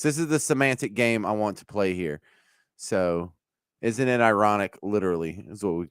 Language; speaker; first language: English; native; English